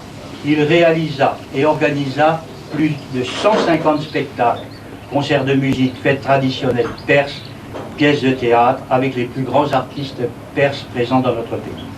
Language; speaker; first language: French; native; French